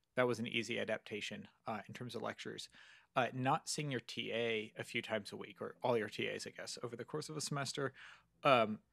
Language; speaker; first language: English; native; English